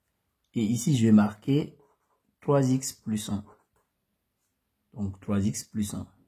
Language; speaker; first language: French; native; French